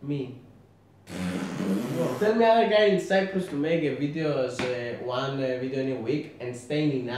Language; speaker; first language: English; non-native, learner; Greek